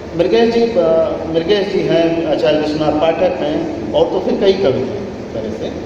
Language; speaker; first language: Hindi; native; Hindi